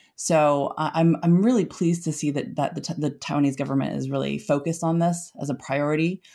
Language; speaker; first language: English; native; English